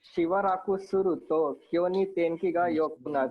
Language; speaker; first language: Japanese; non-native, learner; Hindi